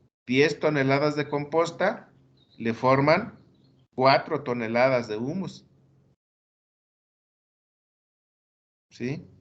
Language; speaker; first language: Spanish; native; Spanish